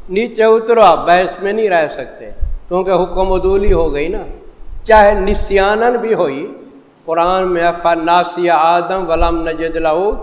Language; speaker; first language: Urdu; non-native, local second language; Saraiki